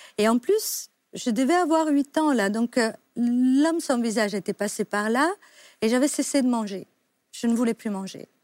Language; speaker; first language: French; non-native, fluent; Italian